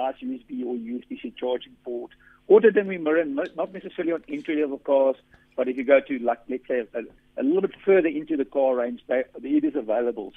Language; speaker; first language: English; non-native, local second language; Afrikaans